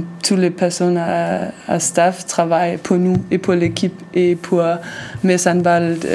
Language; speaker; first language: French; non-native, learner; Danish